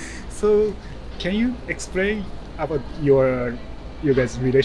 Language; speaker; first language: English; non-native, fluent; Japanese